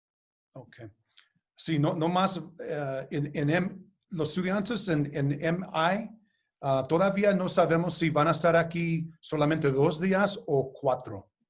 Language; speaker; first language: Spanish; early bilingual, heritage; Spanish